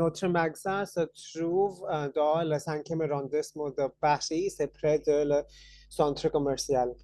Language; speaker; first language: French; non-native, fluent; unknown